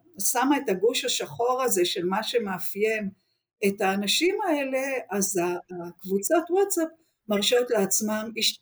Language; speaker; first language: Hebrew; native; Hebrew